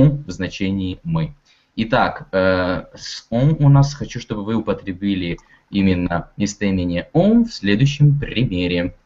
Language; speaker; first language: Russian; native; Russian